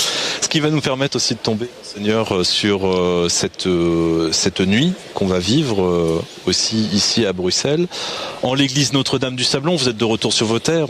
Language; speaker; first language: French; native; French